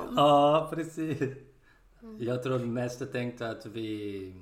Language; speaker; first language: Swedish; non-native, learner; Portuguese